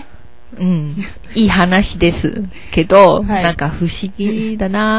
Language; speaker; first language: Japanese; non-native, learner; Chinese